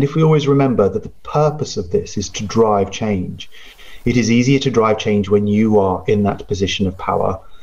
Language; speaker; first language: English; non-native, local second language; Punjabi